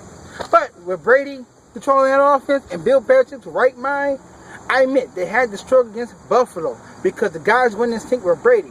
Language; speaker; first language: English; native; English